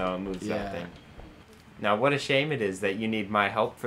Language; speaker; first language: English; native; English